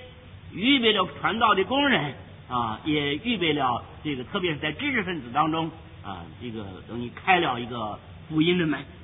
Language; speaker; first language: Chinese; native; Chinese